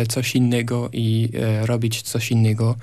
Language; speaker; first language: Polish; non-native, learner; French